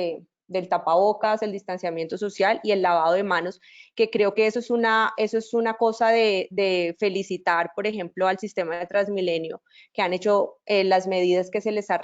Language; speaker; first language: Spanish; native; Spanish